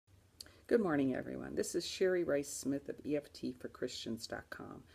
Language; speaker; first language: English; native; English